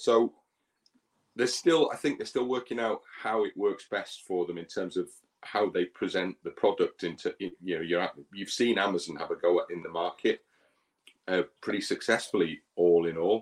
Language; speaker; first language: English; native; English